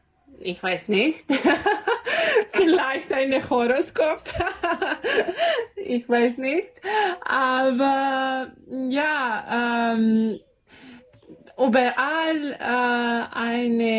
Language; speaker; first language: German; non-native, learner; Serbian